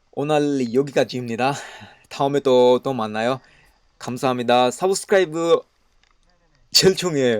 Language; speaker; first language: Korean; non-native, learner; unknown